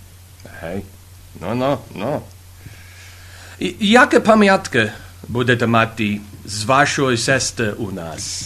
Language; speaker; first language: Slovak; early bilingual, heritage; Rusyn